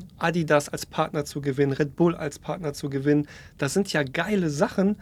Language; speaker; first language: German; early bilingual, other home language; Polish